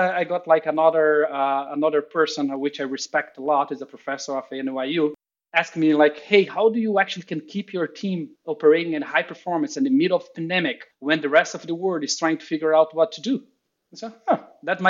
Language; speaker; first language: English; non-native, fluent; Portuguese